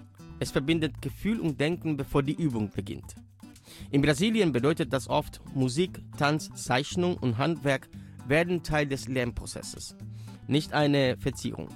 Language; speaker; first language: German; native; German